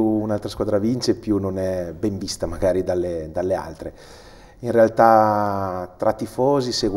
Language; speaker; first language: Italian; native; Italian